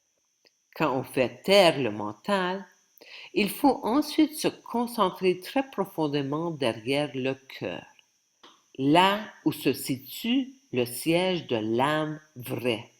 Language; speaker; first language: French; native; French